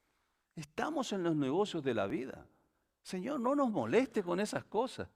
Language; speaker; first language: Spanish; native; Spanish